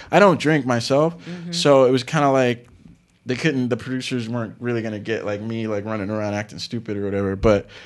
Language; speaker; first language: English; native; English